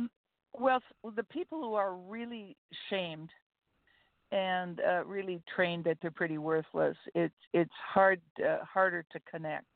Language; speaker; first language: English; native; English